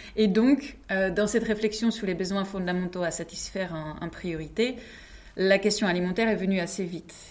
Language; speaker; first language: French; non-native, fluent; Czech